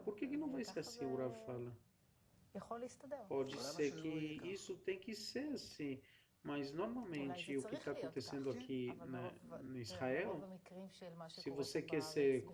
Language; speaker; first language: Portuguese; non-native, fluent; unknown